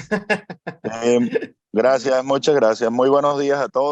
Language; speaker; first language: Spanish; native; Spanish